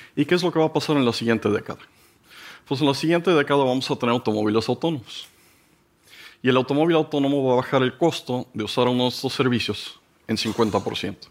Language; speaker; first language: Spanish; native; Spanish